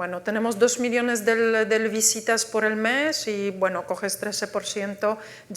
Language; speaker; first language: Spanish; non-native, fluent; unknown